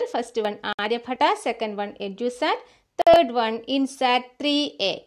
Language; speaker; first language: English; non-native, local second language; Malayalam